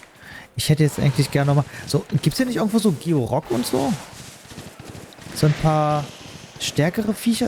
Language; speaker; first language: German; native; German